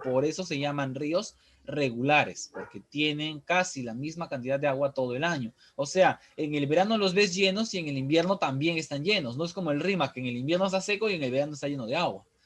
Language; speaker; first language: Spanish; native; Spanish